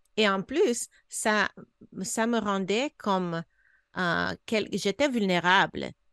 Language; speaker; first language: French; non-native, fluent; English